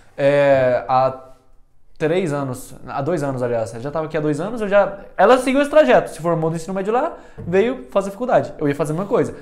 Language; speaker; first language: Portuguese; early bilingual, heritage; Portuguese